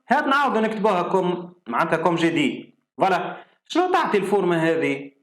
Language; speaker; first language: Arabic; native; Arabic